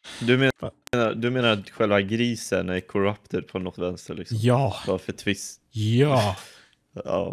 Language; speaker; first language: Swedish; native; Swedish